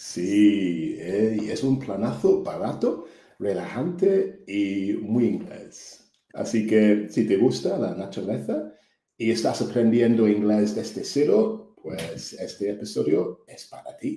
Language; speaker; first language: Spanish; non-native, fluent; English